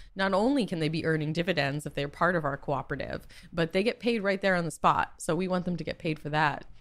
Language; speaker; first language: English; native; English